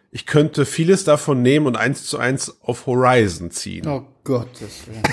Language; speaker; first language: German; native; German